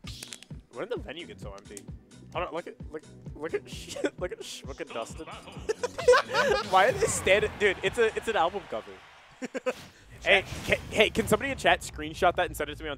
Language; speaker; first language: English; native; English